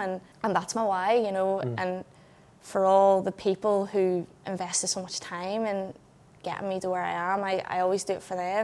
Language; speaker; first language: English; native; English